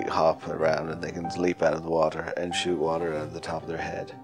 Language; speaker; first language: English; native; English